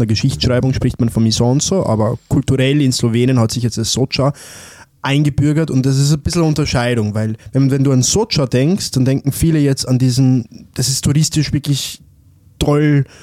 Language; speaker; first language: German; early bilingual, other home language; Italian